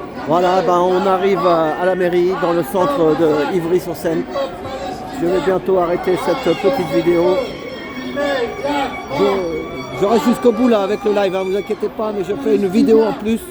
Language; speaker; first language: French; native; French